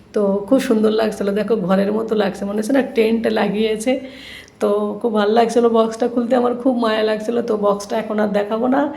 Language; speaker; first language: Bangla; native; Bangla